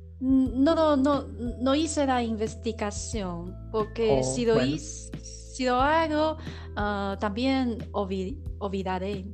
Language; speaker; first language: Spanish; non-native, learner; Chinese